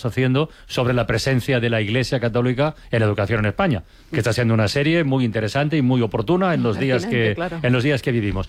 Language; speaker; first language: Spanish; native; Spanish